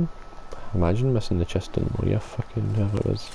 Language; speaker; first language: English; native; English